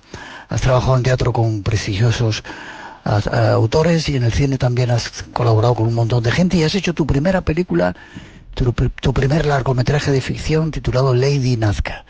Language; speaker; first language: Spanish; native; Spanish